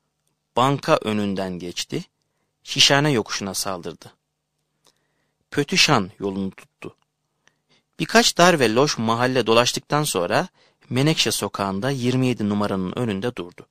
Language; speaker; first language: Turkish; native; Turkish